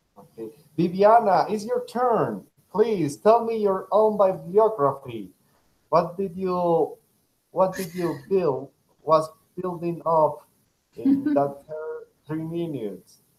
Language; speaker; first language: English; non-native, fluent; Spanish